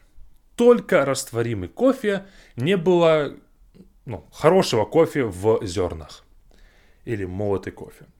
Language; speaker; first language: Russian; non-native, fluent; English